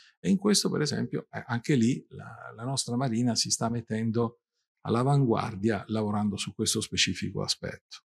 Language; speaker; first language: Italian; native; Italian